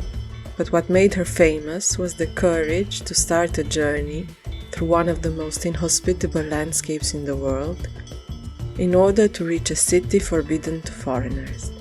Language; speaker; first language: English; non-native, fluent; French